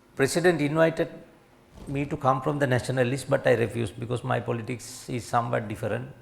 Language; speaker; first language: English; non-native, local second language; Sinhala